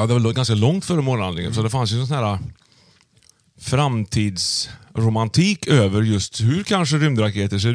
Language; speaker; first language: Swedish; native; Swedish